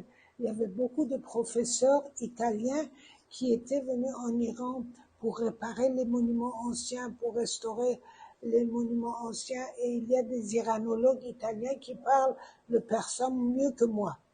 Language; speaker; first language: French; non-native, fluent; Persian